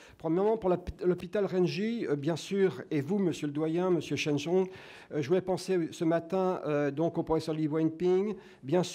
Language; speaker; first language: French; native; French